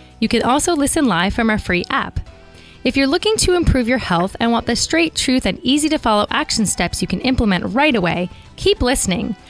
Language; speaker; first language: English; early bilingual, other home language; Italian